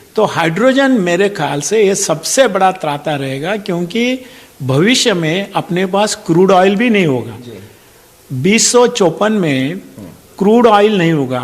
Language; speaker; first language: Hindi; non-native, local second language; Marathi